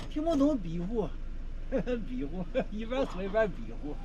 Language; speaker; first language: Chinese; native; Chinese